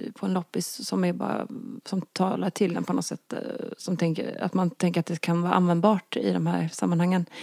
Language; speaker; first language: Swedish; native; Swedish